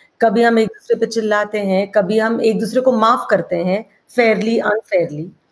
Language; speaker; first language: Hindi; non-native, local second language; Marwari